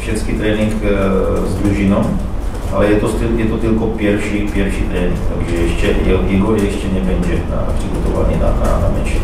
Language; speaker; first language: Polish; non-native, learner; Czech